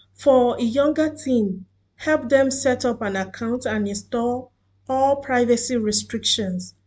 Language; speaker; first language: English; non-native, local second language; Yoruba